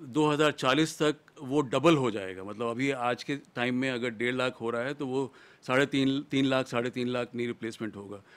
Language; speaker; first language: Hindi; native; Hindi